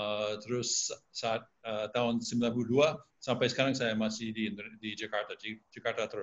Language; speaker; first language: Indonesian; non-native, fluent; English